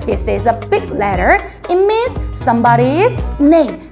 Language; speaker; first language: English; non-native, fluent; Korean